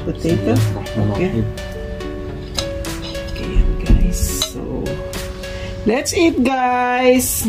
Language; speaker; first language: English; non-native, local second language; Filipino